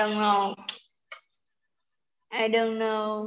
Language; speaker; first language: English; non-native, learner; Vietnamese